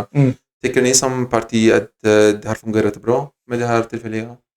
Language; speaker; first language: Swedish; non-native, fluent; Arabic